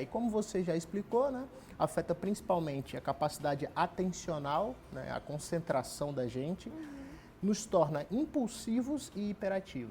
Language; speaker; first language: Portuguese; native; Portuguese